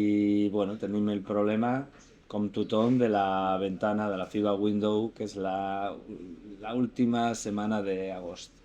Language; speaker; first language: Catalan; non-native, learner; Spanish